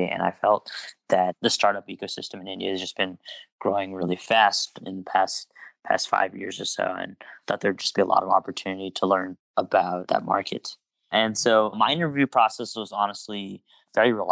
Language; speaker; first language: English; native; English